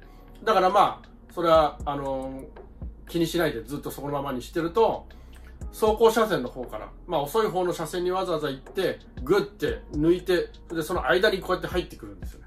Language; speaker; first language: Japanese; native; Japanese